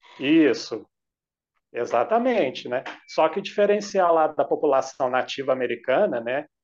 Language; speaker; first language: Portuguese; native; Portuguese